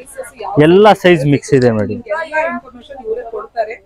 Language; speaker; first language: Kannada; non-native, local second language; Urdu